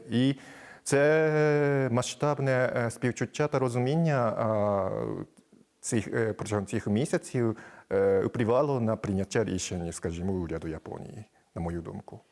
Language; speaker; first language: Ukrainian; non-native, fluent; Japanese